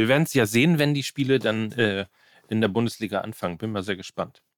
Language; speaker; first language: German; native; German